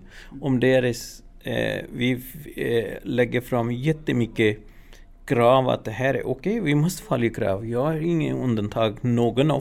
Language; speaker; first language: Swedish; non-native, fluent; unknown